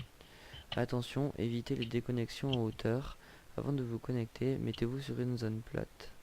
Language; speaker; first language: French; native; French